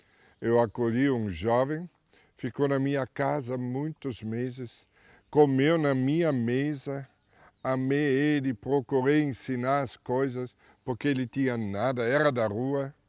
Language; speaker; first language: Portuguese; non-native, fluent; German